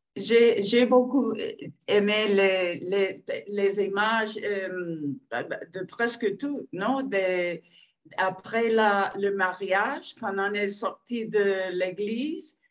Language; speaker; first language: French; non-native, fluent; Spanish